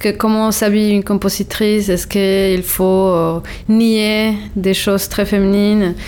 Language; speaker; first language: French; non-native, fluent; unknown